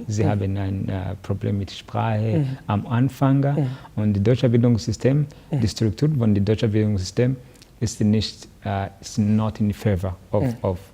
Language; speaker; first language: German; non-native, learner; Kinyarwanda